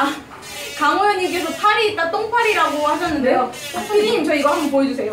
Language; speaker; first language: Korean; native; Korean